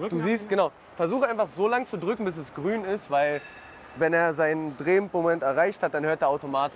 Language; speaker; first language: German; native; German